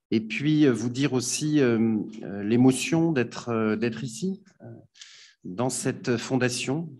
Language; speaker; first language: French; native; French